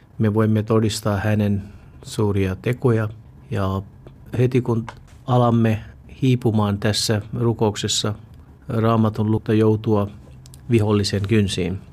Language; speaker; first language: Finnish; non-native, fluent; Urdu